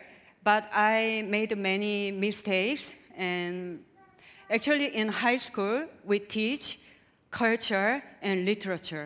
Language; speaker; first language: English; non-native, learner; Korean